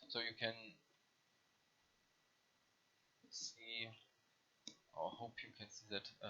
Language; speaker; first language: English; non-native, learner; German